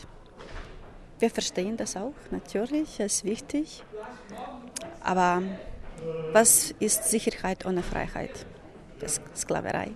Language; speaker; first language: German; non-native, fluent; Ukrainian